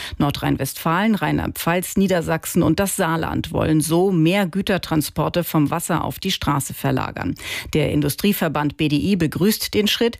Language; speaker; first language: German; native; German